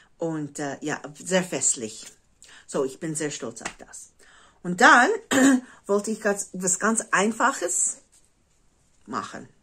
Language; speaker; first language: German; non-native, fluent; English